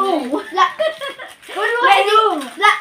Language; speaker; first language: Arabic; native; Arabic